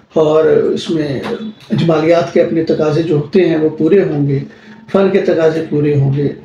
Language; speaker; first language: Urdu; non-native, local second language; Punjabi